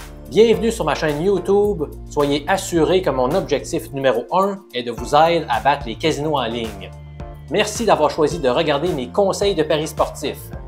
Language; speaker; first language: French; native; French